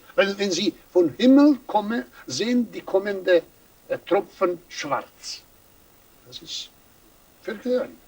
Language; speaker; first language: German; non-native, fluent; Serbian